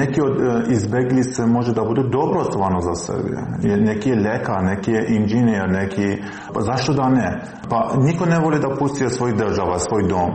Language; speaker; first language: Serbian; non-native, learner; Persian